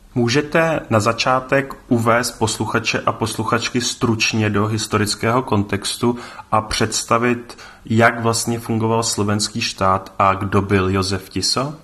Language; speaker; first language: Czech; native; Czech